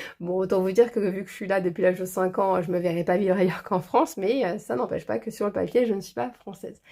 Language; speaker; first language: French; early bilingual, other home language; Portuguese